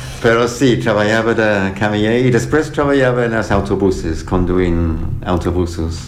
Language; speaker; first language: Catalan; non-native, learner; English